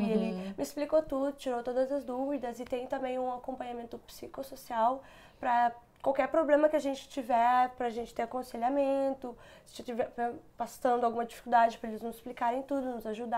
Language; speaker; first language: Portuguese; non-native, local second language; Kabuverdianu